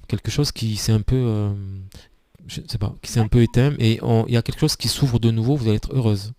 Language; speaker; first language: French; native; French